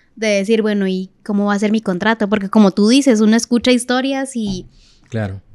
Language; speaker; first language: Spanish; native; Spanish